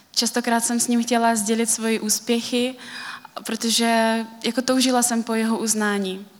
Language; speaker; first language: Czech; non-native, fluent; Russian